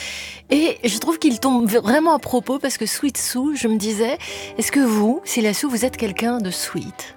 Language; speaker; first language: French; native; French